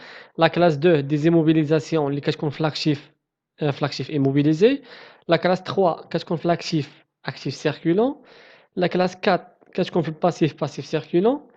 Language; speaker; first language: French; non-native, local second language; Arabic